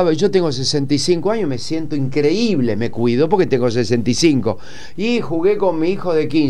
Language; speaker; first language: Spanish; native; Spanish